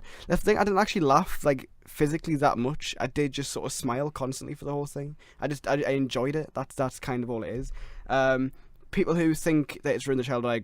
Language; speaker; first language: English; native; English